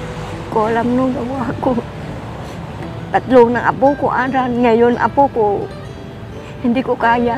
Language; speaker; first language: Filipino; non-native, learner; Vietnamese